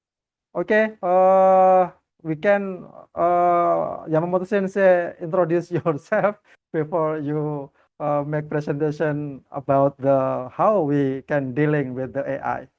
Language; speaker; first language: English; non-native, learner; Indonesian